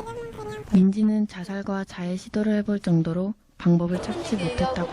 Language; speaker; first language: Korean; native; Korean